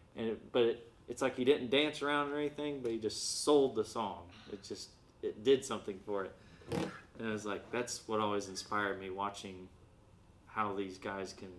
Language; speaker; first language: English; native; English